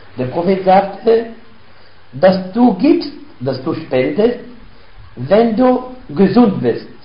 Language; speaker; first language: German; non-native, fluent; Arabic